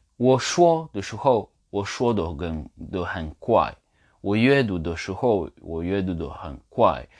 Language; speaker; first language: Chinese; non-native, learner; French